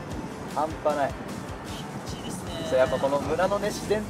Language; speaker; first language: Japanese; native; Japanese